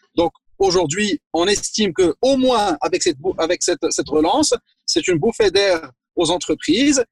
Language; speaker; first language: French; non-native, local second language; Arabic